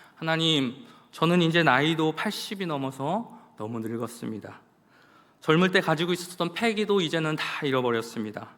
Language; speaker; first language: Korean; native; Korean